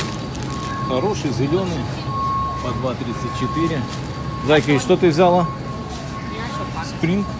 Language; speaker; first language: Russian; native; Russian